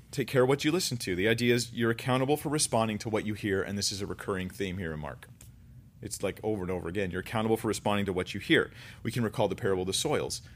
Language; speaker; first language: English; native; English